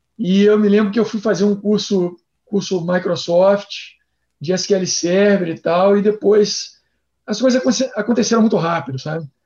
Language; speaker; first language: Portuguese; native; Portuguese